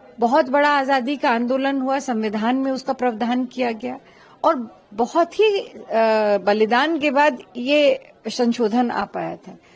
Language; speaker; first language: Hindi; native; Hindi